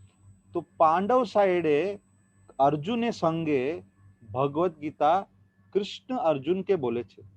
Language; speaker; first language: Bangla; non-native, learner; Hindi